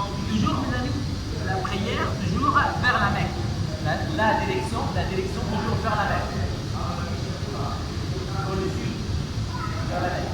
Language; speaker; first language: French; non-native, learner; Arabic